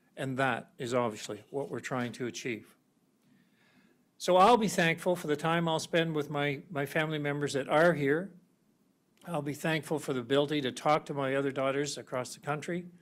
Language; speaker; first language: English; native; English